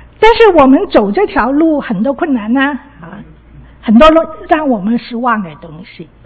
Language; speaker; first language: Chinese; non-native, local second language; Cantonese